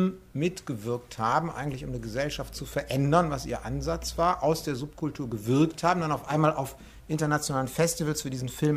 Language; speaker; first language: German; native; German